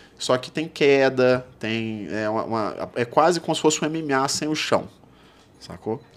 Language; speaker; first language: Portuguese; native; Portuguese